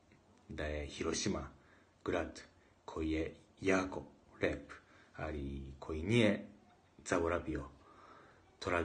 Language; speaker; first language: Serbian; non-native, learner; Japanese